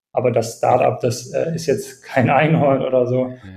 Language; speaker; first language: German; native; German